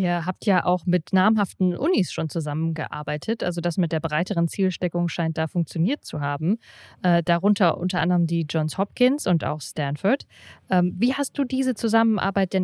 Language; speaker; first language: German; native; German